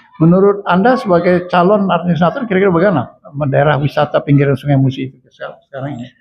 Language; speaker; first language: Indonesian; native; Indonesian